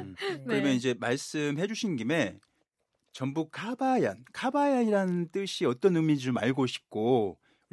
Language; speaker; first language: Korean; native; Korean